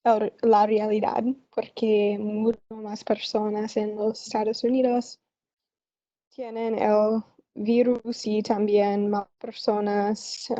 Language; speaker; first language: Spanish; non-native, learner; English